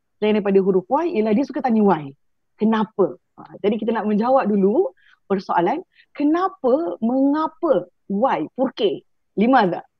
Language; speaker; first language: Malay; native; Malay